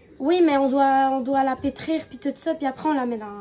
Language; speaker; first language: French; non-native, local second language; Arabic